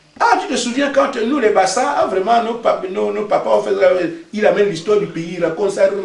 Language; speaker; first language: French; non-native, local second language; Basaa